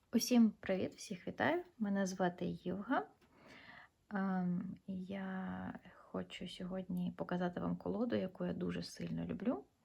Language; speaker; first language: Ukrainian; non-native, local second language; Russian